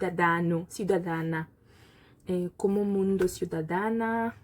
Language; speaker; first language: Spanish; non-native, learner; Lingala